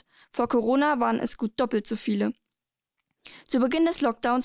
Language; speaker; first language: German; native; German